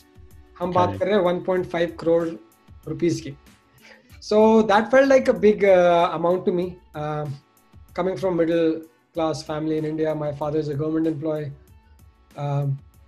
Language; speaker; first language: English; non-native, local second language; Hindi